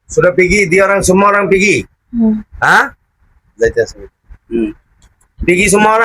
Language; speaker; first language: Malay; non-native, learner; Bangla